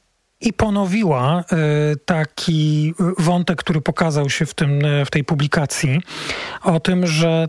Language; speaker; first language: Polish; native; Polish